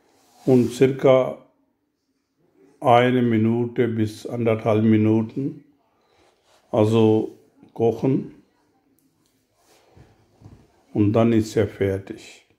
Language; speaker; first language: German; non-native, learner; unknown